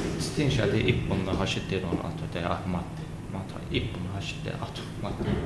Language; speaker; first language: Japanese; non-native, fluent; Azerbaijani